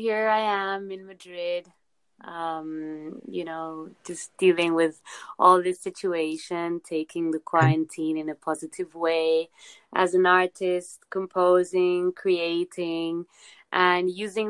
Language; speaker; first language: English; non-native, fluent; Spanish